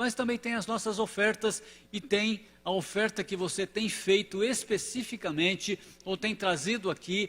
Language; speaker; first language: Portuguese; native; Portuguese